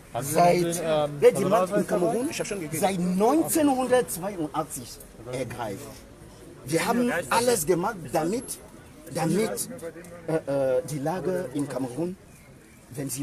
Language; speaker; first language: German; non-native, learner; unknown